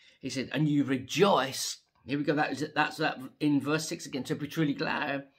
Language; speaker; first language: English; native; English